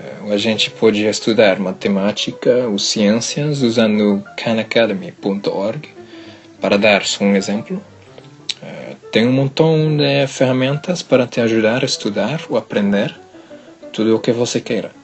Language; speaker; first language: Portuguese; non-native, learner; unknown